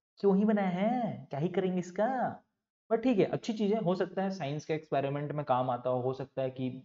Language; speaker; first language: Hindi; native; Hindi